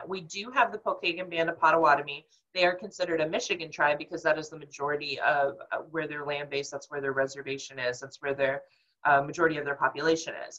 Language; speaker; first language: English; native; English